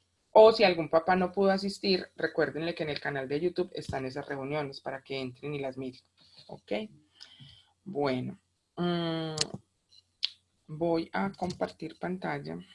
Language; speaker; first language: Spanish; native; Spanish